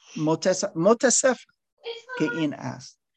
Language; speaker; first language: Persian; non-native, learner; English